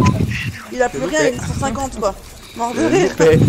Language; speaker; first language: French; native; French